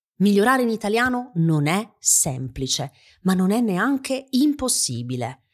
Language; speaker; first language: Italian; native; Italian